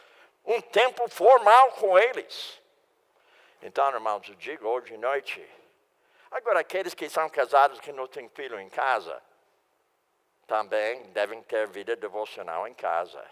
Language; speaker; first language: Portuguese; non-native, fluent; English